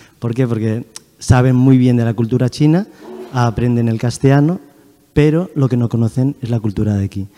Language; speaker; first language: Spanish; early bilingual, other home language; Chinese